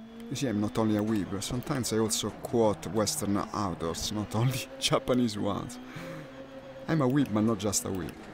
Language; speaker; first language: English; non-native, fluent; Italian